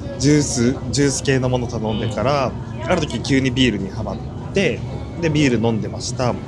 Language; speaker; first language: Japanese; native; Japanese